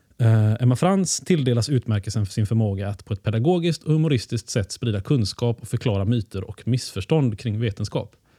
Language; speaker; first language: Swedish; native; Swedish